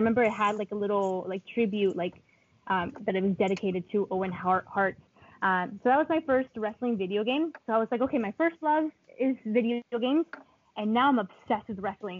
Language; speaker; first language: English; non-native, fluent; Spanish